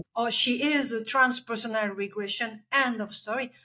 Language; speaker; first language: English; non-native, fluent; French